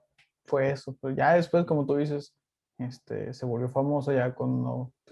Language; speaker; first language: Spanish; native; Spanish